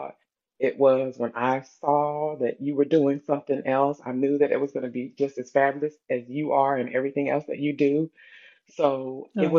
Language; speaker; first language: English; native; English